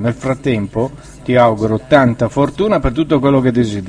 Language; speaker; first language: Italian; native; Italian